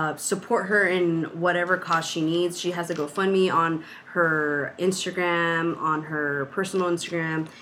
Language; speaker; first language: English; early bilingual, other home language; Spanish